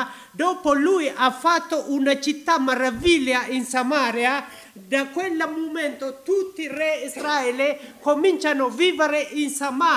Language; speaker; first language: Italian; non-native, learner; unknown